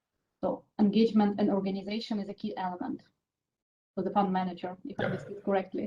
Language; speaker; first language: English; non-native, fluent; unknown